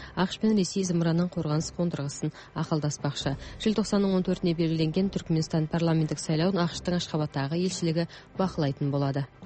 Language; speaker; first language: Kazakh; native; Kazakh